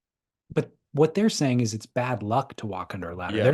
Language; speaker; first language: English; native; English